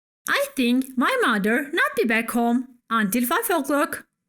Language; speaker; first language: English; non-native, fluent; Turkish